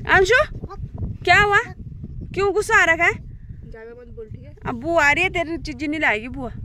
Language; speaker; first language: Hindi; non-native, local second language; Garhwali